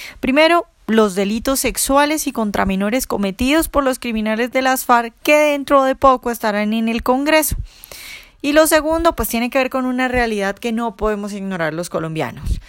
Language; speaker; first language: Spanish; native; Spanish